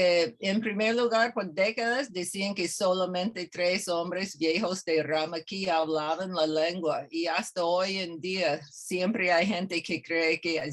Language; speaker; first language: Spanish; non-native, fluent; English